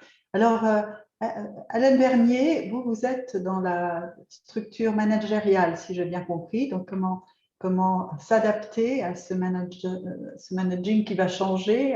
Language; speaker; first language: French; native; French